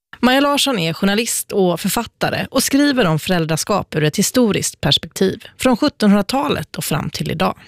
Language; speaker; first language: Swedish; native; Swedish